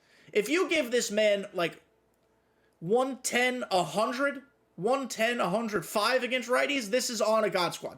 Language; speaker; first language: English; native; English